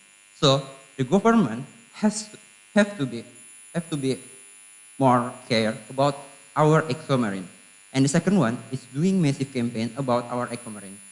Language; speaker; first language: English; non-native, learner; Indonesian